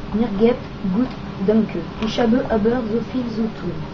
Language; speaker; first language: German; non-native, learner; French